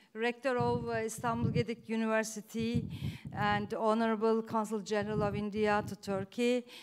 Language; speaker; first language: English; non-native, fluent; Turkish